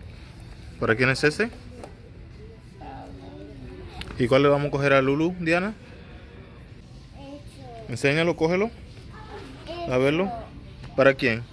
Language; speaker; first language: Spanish; early bilingual, heritage; Spanish